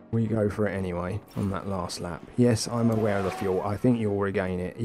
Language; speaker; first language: English; native; English